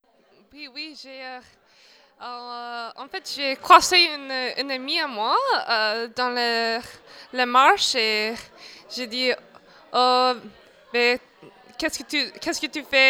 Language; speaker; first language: French; non-native, fluent; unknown